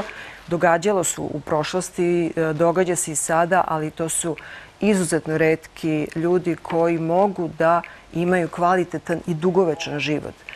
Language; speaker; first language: Croatian; native; Croatian